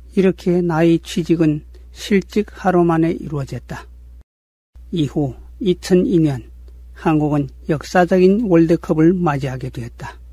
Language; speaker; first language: Korean; native; Korean